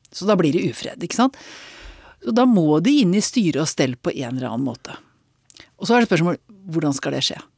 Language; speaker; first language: Norwegian; native; Norwegian